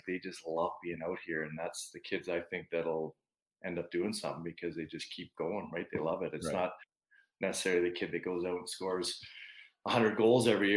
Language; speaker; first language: English; native; English